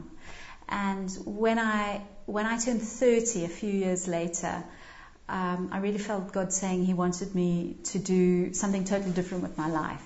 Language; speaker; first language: English; native; English